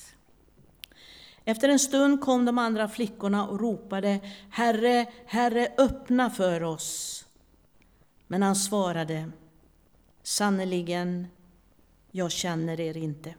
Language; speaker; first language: Swedish; native; Swedish